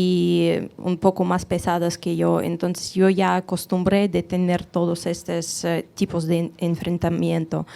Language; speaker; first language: Spanish; non-native, fluent; Russian